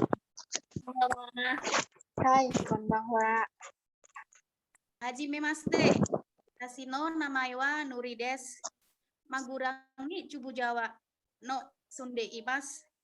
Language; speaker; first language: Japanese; non-native, learner; Indonesian